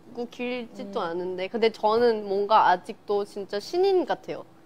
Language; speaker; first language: Korean; non-native, fluent; Thai